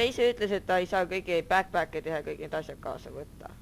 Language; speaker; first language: Estonian; native; Estonian